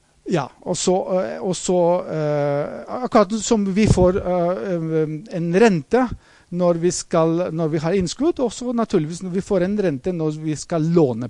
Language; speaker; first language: Norwegian; non-native, fluent; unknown